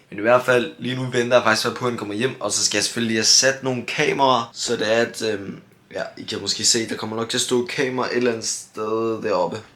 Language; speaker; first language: Danish; native; Danish